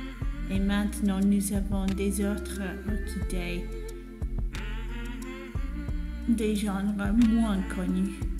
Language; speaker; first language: French; non-native, fluent; English